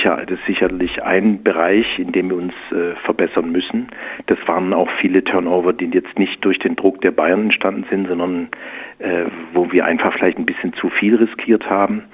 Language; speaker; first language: German; native; German